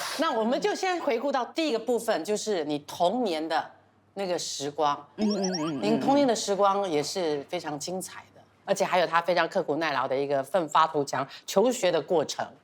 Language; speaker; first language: Chinese; native; Chinese